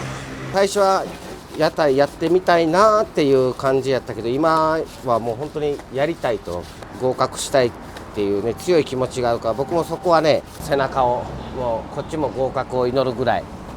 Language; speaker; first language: Japanese; native; Japanese